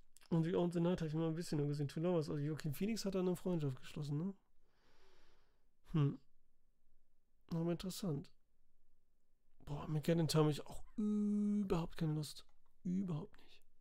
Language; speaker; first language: German; native; German